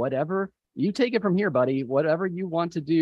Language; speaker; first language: English; native; English